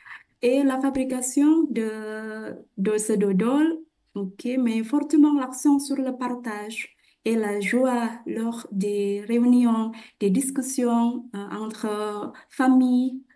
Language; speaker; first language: French; non-native, fluent; Indonesian